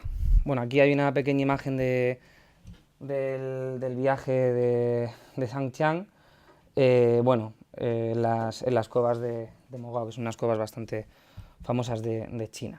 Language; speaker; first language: Spanish; native; Spanish